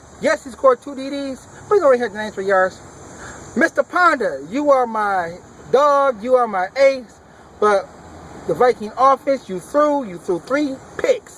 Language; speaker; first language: English; native; English